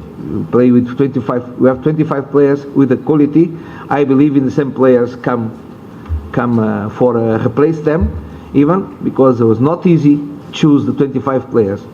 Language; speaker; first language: English; non-native, learner; Portuguese